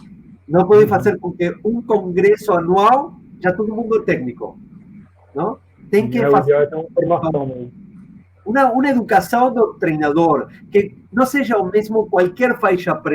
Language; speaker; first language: Portuguese; non-native, fluent; Spanish